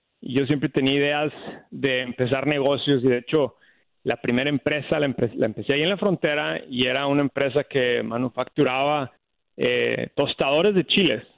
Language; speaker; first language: Spanish; native; Spanish